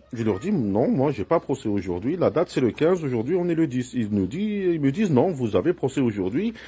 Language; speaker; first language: French; non-native, local second language; Arabic